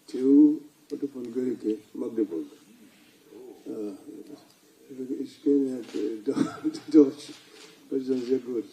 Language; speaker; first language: German; non-native, fluent; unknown